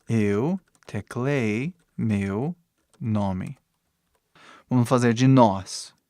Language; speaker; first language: Portuguese; non-native, fluent; English